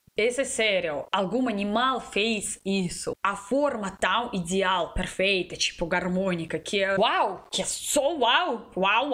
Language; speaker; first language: Portuguese; non-native, learner; Russian